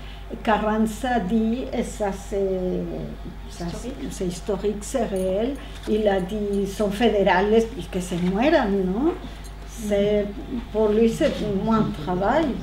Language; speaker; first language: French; non-native, learner; Spanish